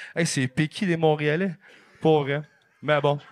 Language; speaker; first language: French; native; French